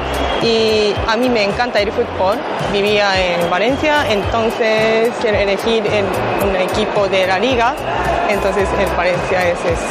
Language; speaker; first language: Spanish; non-native, learner; Japanese